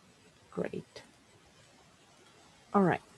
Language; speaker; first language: English; non-native, fluent; Spanish